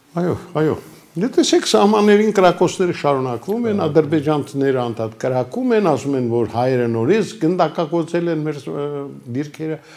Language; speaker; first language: Armenian; native; Armenian